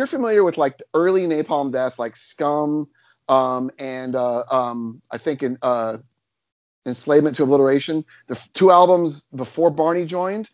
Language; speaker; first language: English; native; English